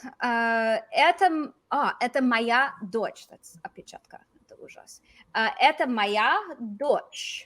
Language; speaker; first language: Russian; non-native, fluent; English